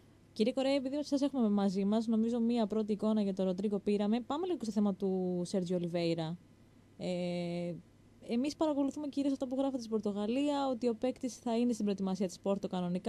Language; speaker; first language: Greek; native; Greek